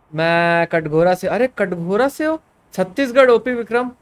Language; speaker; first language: Hindi; native; Hindi